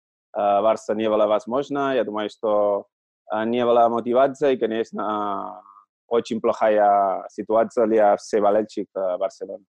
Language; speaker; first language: Russian; non-native, learner; Catalan